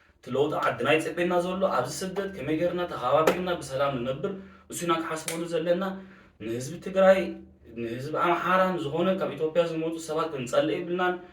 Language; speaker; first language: Tigrinya; early bilingual, heritage; Tigrinya